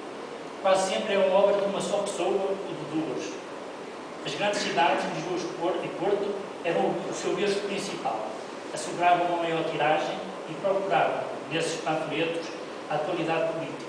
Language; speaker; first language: Portuguese; native; Portuguese